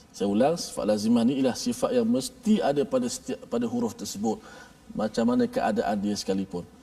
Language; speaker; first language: Malay; native; Malay